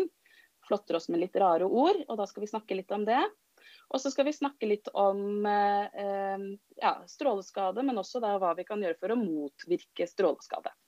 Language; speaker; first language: Norwegian; native; Norwegian